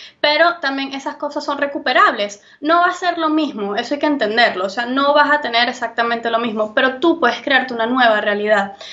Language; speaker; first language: Spanish; native; Spanish